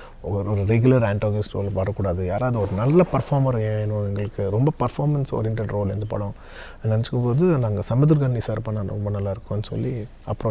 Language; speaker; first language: Tamil; non-native, local second language; Telugu